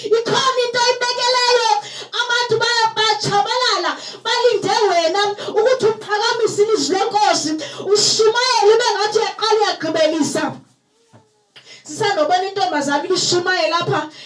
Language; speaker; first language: Zulu; non-native, local second language; Xhosa